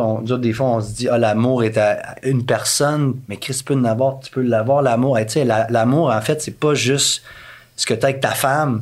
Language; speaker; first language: French; native; French